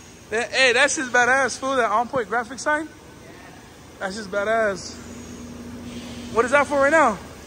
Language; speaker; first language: English; early bilingual, other home language; Spanish